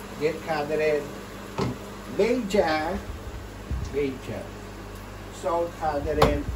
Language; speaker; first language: Dutch; non-native, local second language; Caribbean Hindustani